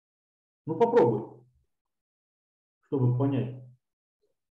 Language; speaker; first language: Russian; native; Russian